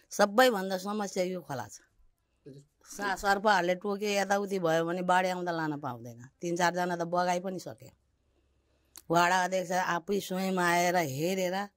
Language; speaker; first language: Nepali; non-native, local second language; Maithili